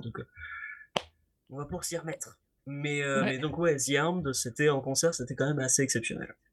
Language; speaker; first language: French; native; French